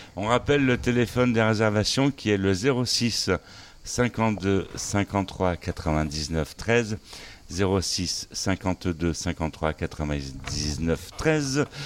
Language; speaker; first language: French; native; French